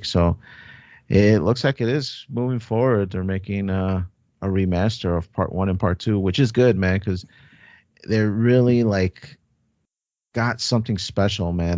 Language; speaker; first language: English; native; English